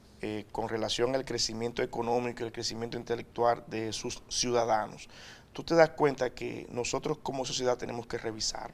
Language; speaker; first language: Spanish; native; Spanish